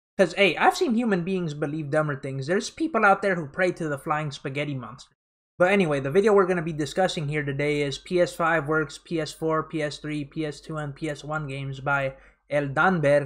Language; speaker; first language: English; early bilingual, other home language; Spanish